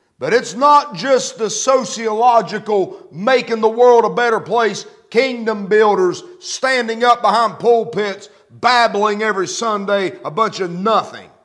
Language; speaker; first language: English; native; English